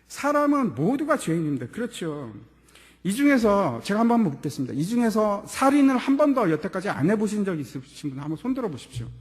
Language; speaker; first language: Korean; native; Korean